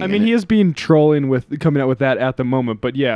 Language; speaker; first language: English; native; English